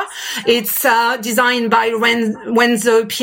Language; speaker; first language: English; non-native, fluent; French